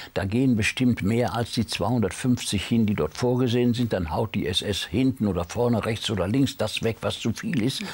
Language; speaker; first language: German; native; German